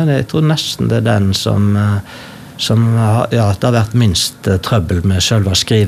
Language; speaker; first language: Norwegian; native; Norwegian